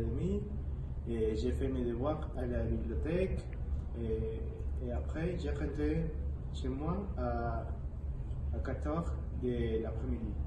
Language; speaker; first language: French; non-native, learner; Spanish